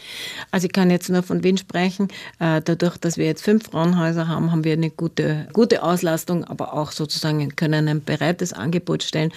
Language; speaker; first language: German; native; German